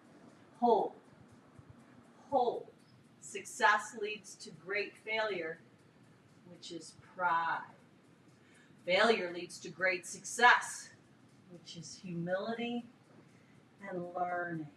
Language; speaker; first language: English; native; English